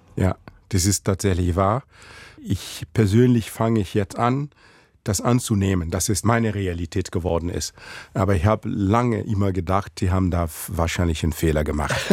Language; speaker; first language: German; non-native, fluent; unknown